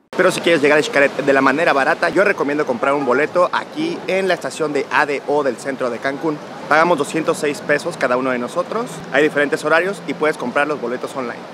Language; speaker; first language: Spanish; native; Spanish